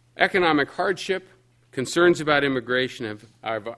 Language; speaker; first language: English; native; English